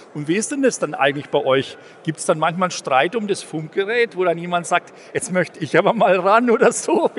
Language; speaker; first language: German; native; German